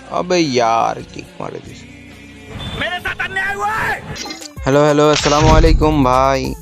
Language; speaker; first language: Hindi; non-native, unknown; Bangla